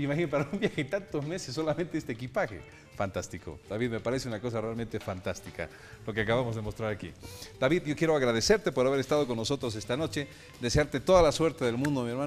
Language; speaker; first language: Spanish; native; Spanish